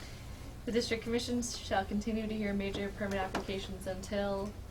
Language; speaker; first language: English; native; English